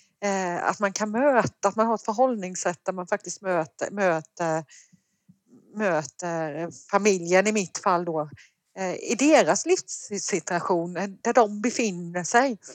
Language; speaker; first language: Swedish; native; Swedish